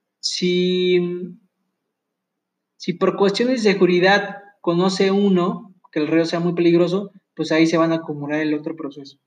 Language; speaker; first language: Spanish; native; Spanish